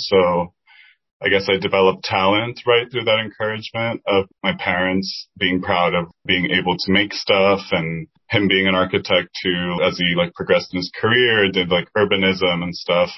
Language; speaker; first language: English; non-native, fluent; Spanish